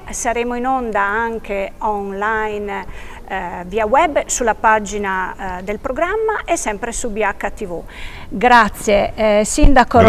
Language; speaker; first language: Italian; native; Italian